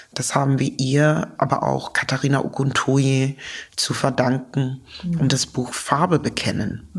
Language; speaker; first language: German; native; German